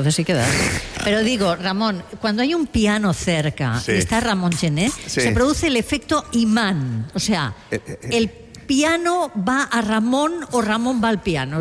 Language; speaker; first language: Spanish; non-native, local second language; Catalan